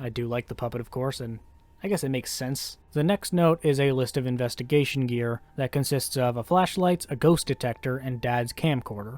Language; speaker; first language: English; native; English